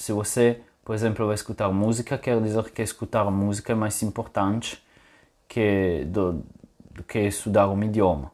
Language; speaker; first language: Portuguese; non-native, fluent; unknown